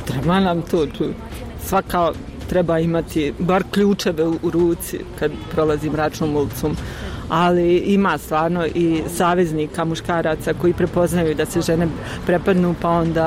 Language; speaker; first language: Croatian; native; Croatian